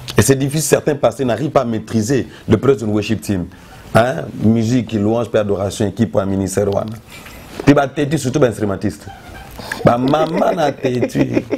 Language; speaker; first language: French; non-native, local second language; Lingala